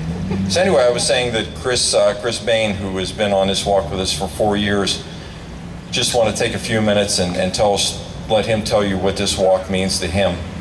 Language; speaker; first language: English; native; English